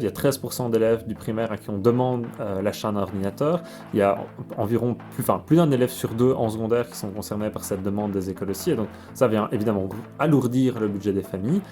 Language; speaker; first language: French; native; French